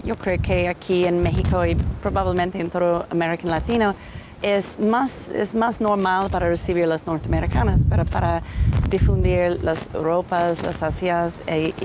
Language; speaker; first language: Spanish; non-native, learner; English